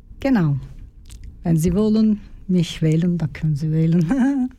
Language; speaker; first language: German; non-native, learner; Turkish